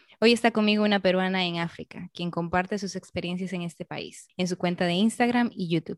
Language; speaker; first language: Spanish; native; Spanish